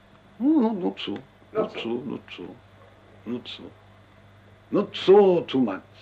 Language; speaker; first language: English; non-native, learner; Japanese